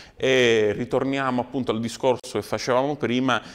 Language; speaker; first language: Italian; native; Italian